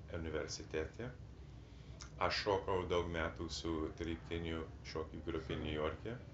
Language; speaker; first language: Lithuanian; early bilingual, heritage; English